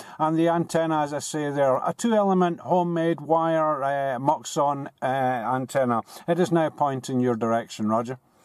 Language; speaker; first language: English; native; English